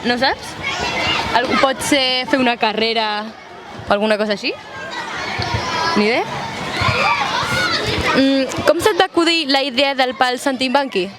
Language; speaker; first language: Catalan; native; Catalan